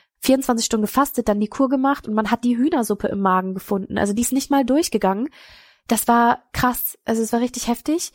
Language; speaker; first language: German; native; German